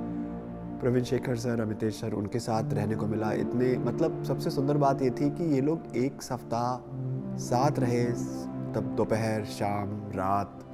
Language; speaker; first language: Hindi; native; Hindi